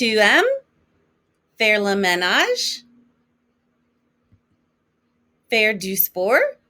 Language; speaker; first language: French; non-native, fluent; English